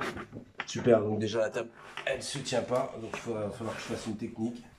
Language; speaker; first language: French; native; French